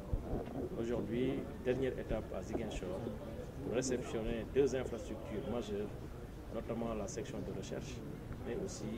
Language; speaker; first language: French; non-native, local second language; Wolof